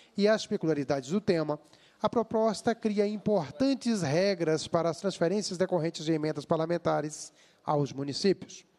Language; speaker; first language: Portuguese; native; Portuguese